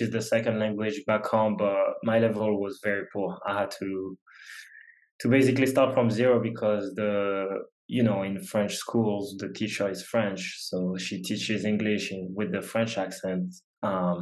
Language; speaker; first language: English; non-native, fluent; French